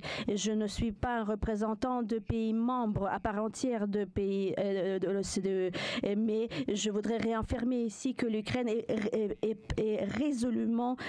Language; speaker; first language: French; non-native, fluent; Ukrainian